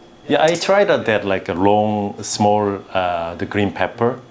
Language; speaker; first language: English; non-native, learner; Korean